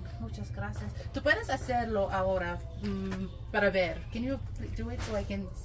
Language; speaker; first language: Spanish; non-native, learner; English